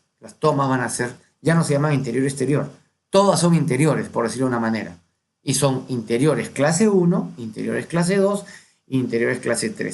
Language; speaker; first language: Spanish; native; Spanish